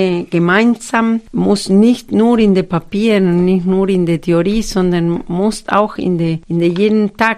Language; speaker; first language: German; non-native, fluent; Spanish